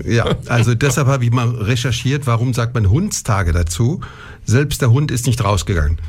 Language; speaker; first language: German; non-native, local second language; French